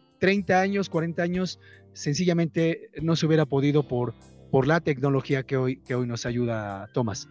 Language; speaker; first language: Spanish; native; Spanish